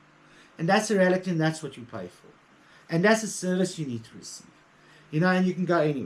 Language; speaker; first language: English; native; English